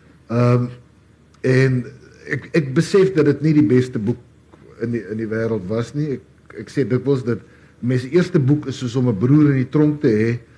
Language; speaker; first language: Afrikaans; native; Afrikaans